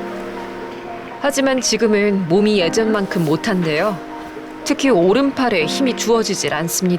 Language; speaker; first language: Korean; native; Korean